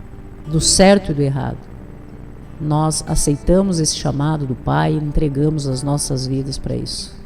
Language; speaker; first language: Portuguese; native; Portuguese